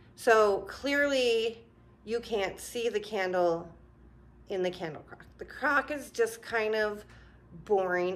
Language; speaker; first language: English; native; English